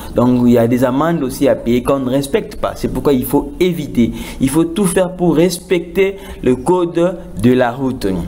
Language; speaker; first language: French; non-native, local second language; Lingala